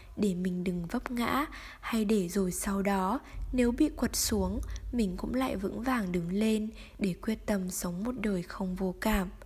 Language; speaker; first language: Vietnamese; native; Vietnamese